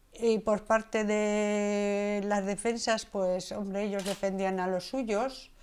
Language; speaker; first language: Spanish; native; Spanish